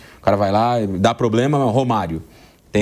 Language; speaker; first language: Portuguese; native; Portuguese